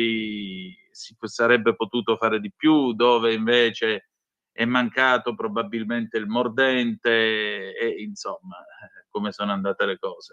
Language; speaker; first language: Italian; native; Italian